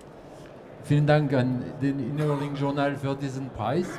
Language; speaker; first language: German; non-native, fluent; French